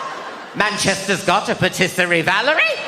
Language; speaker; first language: English; native; English